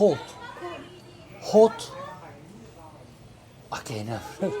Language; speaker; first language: English; non-native, learner; Turkish